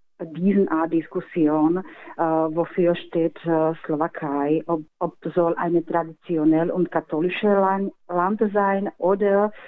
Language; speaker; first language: German; non-native, fluent; Slovak